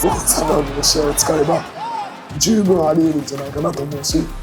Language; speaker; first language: Japanese; native; Japanese